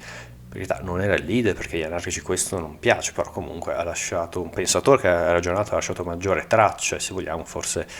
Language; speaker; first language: Italian; native; Italian